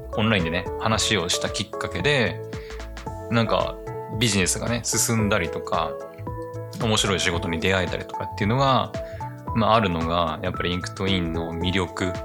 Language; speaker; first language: Japanese; native; Japanese